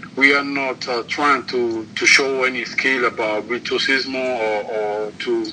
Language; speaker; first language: English; non-native, learner; Spanish